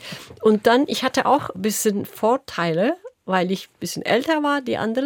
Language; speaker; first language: German; non-native, local second language; Turkish